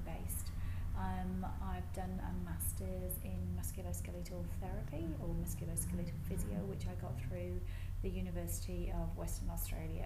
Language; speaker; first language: English; native; English